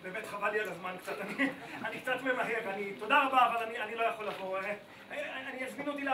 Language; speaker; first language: Hebrew; native; Hebrew